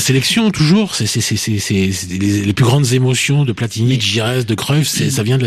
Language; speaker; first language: French; native; French